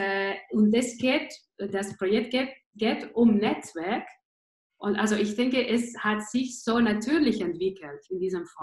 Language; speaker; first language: German; non-native, fluent; Spanish